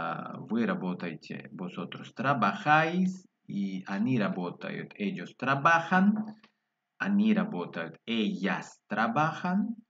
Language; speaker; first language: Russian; non-native, fluent; Spanish